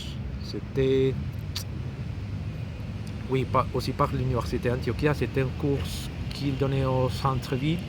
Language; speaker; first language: French; non-native, learner; Spanish